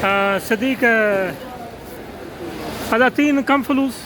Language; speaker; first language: Arabic; non-native, learner; Urdu